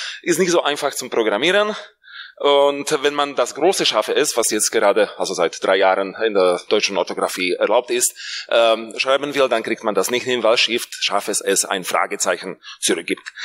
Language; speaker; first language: German; non-native, fluent; Slovak